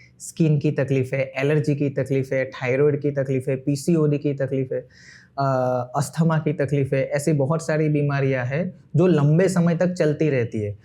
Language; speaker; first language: Hindi; non-native, local second language; Gujarati